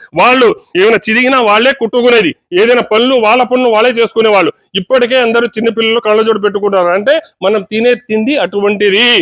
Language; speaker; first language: Telugu; native; Telugu